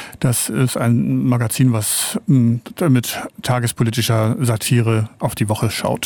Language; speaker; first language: German; native; German